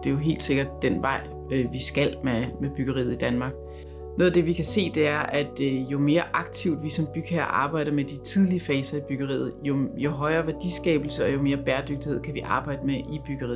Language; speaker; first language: Danish; native; Danish